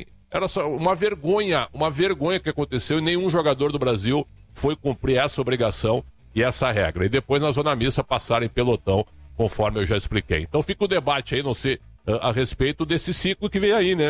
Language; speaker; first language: Portuguese; native; Portuguese